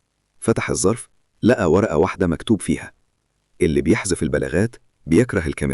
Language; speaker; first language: Arabic; native; Arabic